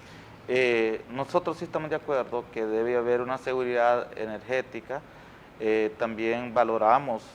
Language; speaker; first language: Spanish; native; Spanish